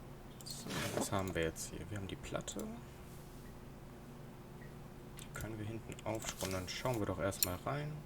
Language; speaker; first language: German; native; German